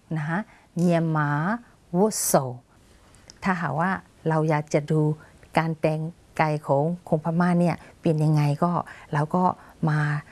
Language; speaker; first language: Thai; non-native, fluent; Burmese